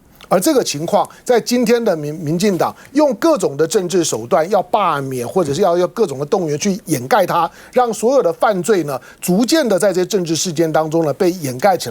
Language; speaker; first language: Chinese; native; Chinese